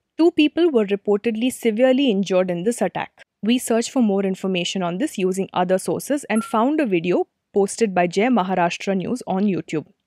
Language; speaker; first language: English; non-native, local second language; Telugu